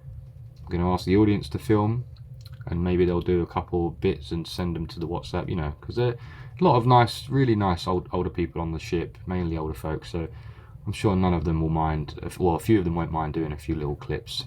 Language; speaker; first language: English; native; English